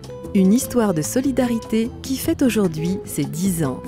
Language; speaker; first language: French; native; French